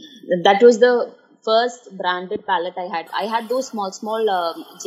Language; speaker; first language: English; non-native, local second language; Malayalam